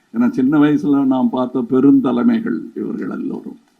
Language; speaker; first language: Tamil; native; Tamil